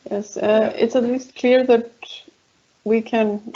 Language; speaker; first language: English; non-native, fluent; Icelandic